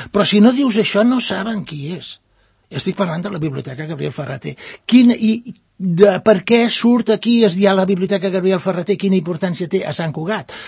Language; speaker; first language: Catalan; non-native, local second language; Spanish